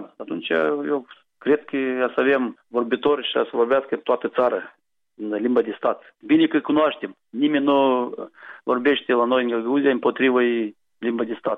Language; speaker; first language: Romanian; non-native, local second language; Gagauz